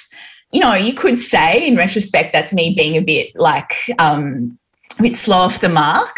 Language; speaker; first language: English; native; English